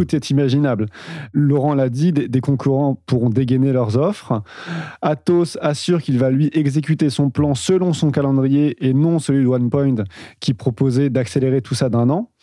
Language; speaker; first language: French; native; French